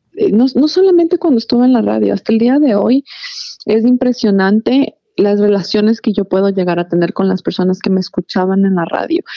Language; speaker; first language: Spanish; native; Spanish